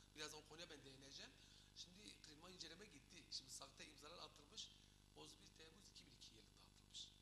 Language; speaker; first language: Turkish; non-native, local second language; Kurdish